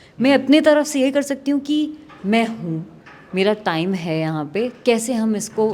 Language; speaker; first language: Hindi; native; Hindi